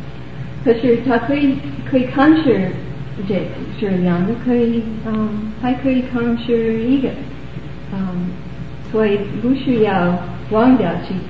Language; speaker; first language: Chinese; non-native, learner; English